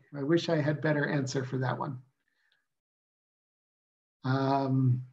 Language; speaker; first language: English; non-native, local second language; Indonesian